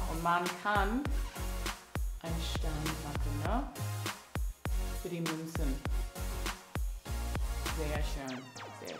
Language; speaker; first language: German; non-native, learner; English